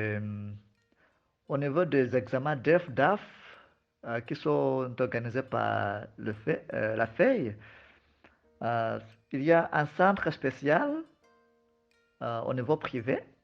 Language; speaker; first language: French; non-native, fluent; Nyanja